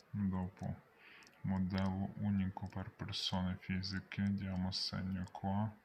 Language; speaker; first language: Italian; non-native, learner; Ukrainian